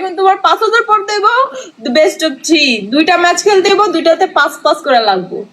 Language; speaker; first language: Bangla; native; Bangla